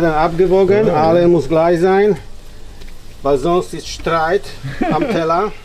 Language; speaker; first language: German; non-native, fluent; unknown